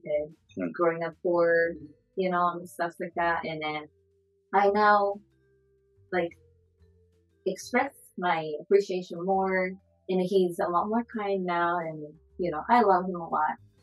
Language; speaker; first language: English; non-native, fluent; Japanese